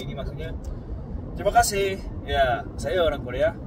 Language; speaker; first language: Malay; non-native, fluent; Korean